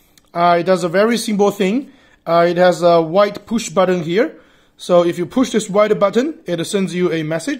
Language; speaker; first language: English; non-native, fluent; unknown